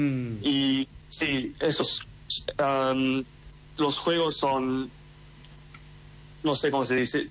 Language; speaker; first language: Spanish; early bilingual, heritage; English